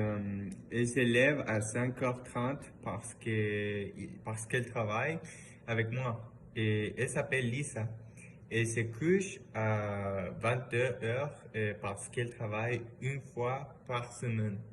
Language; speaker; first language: French; non-native, learner; Spanish